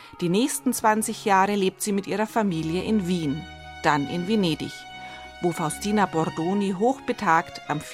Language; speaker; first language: German; native; German